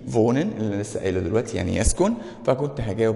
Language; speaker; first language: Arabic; native; Arabic